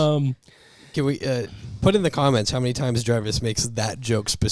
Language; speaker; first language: English; native; English